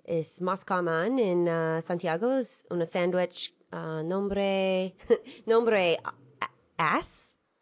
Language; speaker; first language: Spanish; non-native, learner; English